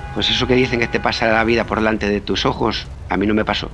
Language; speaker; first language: Spanish; native; Spanish